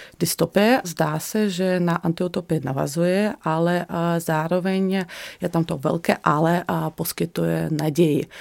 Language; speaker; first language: Czech; non-native, fluent; Russian